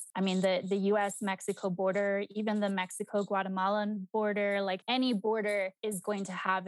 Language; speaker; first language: English; early bilingual, other home language; Spanish